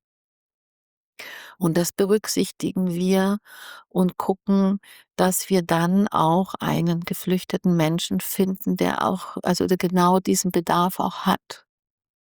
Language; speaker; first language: German; native; German